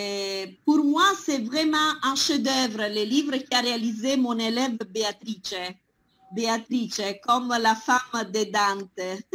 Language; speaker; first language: French; non-native, fluent; Italian